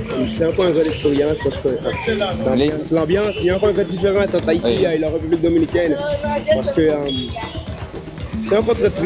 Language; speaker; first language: French; non-native, learner; Haitian Creole